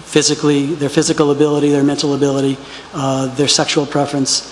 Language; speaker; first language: English; native; English